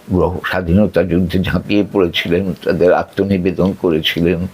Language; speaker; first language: Bangla; early bilingual, other home language; Sylheti